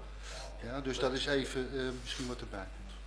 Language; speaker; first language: Dutch; native; Dutch